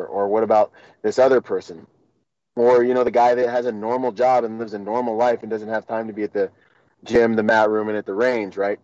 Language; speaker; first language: English; native; English